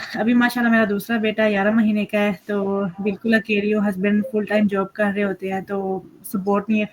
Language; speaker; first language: Urdu; early bilingual, heritage; Hindi